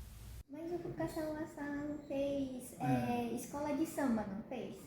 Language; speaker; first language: Portuguese; early bilingual, heritage; Portuguese